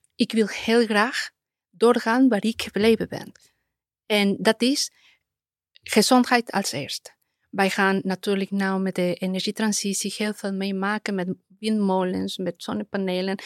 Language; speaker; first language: Dutch; non-native, fluent; Spanish